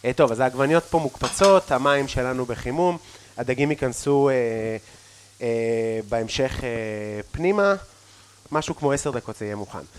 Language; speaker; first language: Hebrew; native; Hebrew